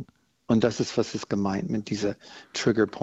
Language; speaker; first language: German; non-native, fluent; English